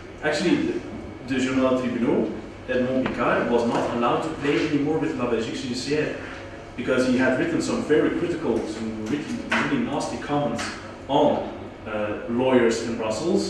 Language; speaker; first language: English; non-native, fluent; Dutch